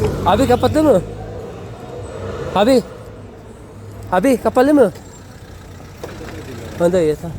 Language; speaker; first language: Turkish; non-native, learner; Filipino